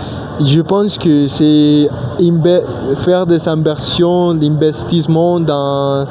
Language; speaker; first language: French; non-native, learner; Spanish